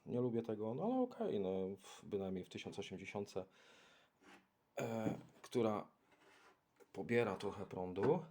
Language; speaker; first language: Polish; native; Polish